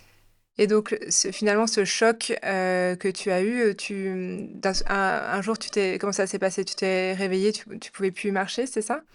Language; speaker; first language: French; native; French